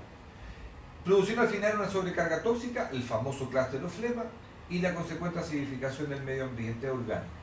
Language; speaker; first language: Spanish; native; Spanish